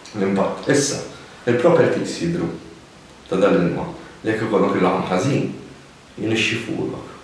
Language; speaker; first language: Maltese; native; Maltese